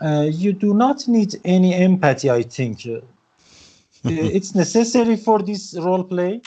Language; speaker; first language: English; non-native, learner; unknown